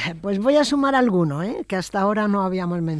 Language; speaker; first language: Spanish; native; Spanish